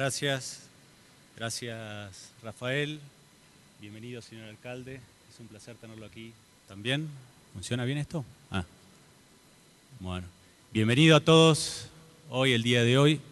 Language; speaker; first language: Spanish; native; Spanish